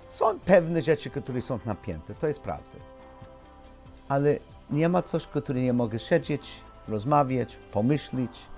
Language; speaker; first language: Polish; non-native, learner; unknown